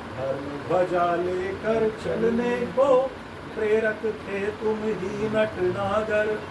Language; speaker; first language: Hindi; native; Hindi